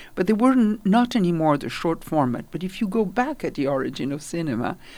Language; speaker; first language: English; non-native, fluent; Italian